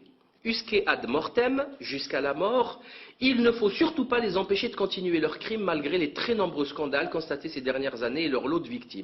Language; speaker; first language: French; native; French